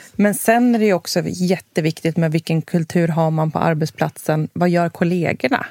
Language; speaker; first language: Swedish; native; Swedish